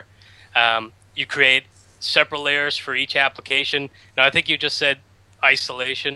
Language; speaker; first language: English; native; English